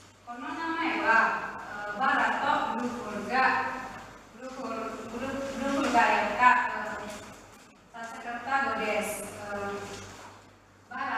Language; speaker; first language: Japanese; non-native, learner; Indonesian